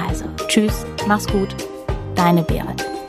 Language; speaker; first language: German; native; German